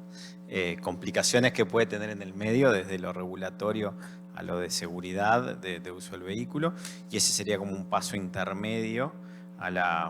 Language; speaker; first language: Spanish; native; Spanish